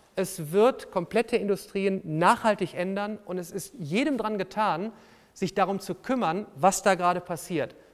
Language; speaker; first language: German; native; German